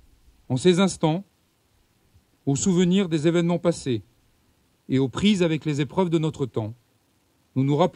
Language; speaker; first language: French; native; French